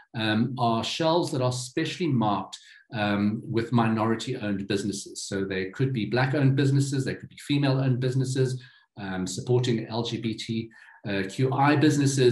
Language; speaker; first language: English; native; English